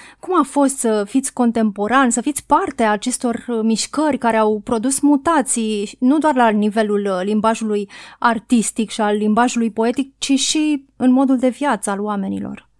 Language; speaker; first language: Romanian; native; Romanian